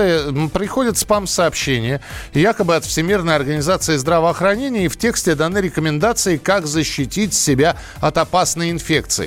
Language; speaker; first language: Russian; native; Russian